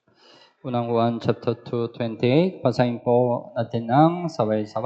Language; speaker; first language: Filipino; non-native, learner; Korean